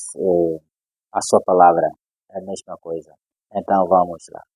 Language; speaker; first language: Portuguese; non-native, learner; Swahili